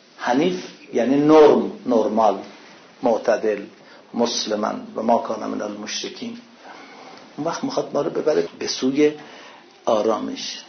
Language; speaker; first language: Persian; non-native, local second language; Azerbaijani